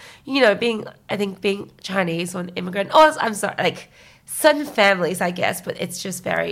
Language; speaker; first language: English; early bilingual, other home language; Chinese